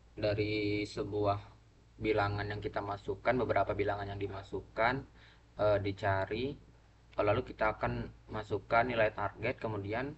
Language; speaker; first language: Indonesian; native; Indonesian